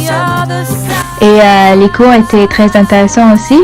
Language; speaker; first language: French; non-native, fluent; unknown